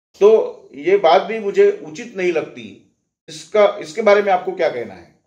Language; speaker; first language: Hindi; non-native, local second language; Marathi